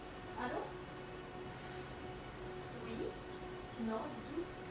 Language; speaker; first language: French; native; French